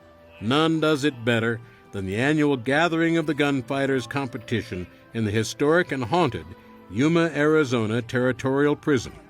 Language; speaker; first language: English; native; English